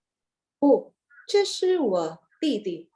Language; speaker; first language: Chinese; non-native, learner; Indonesian